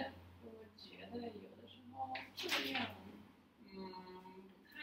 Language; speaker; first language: Chinese; non-native, learner; English